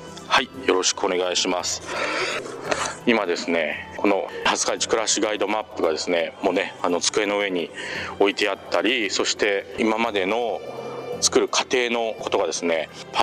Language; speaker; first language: Japanese; native; Japanese